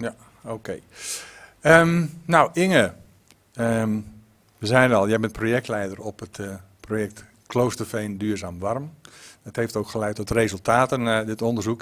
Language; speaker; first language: Dutch; native; Dutch